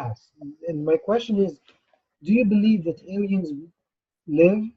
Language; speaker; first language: English; non-native, fluent; Arabic